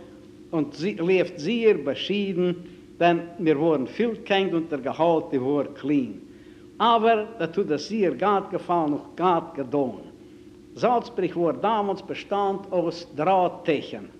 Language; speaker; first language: German; native; German